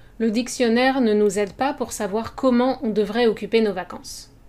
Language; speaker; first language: French; native; French